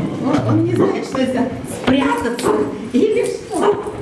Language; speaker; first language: Russian; native; Russian